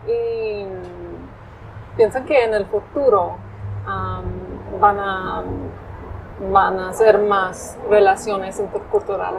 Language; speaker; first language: Spanish; non-native, fluent; English